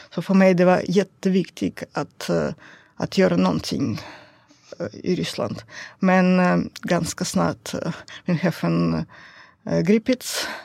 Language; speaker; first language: Swedish; non-native, learner; Russian